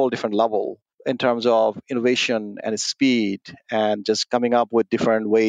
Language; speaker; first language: English; non-native, local second language; Bangla